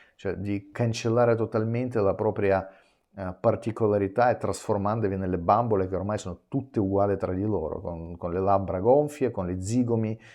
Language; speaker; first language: Italian; non-native, fluent; Russian